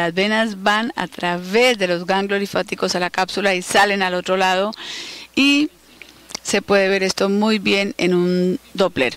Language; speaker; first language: Spanish; native; Spanish